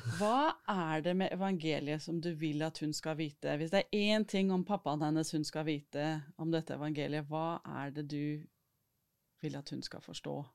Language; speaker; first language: Norwegian; native; Norwegian